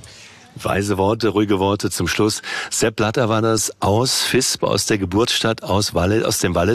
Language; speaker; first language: German; native; German